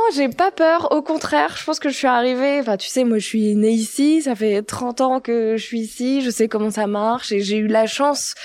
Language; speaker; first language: French; native; French